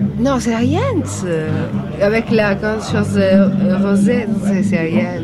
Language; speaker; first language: French; non-native, learner; Italian